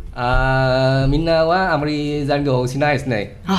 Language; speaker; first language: Japanese; non-native, learner; Vietnamese